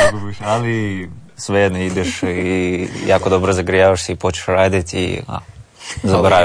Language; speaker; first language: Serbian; non-native, learner; Russian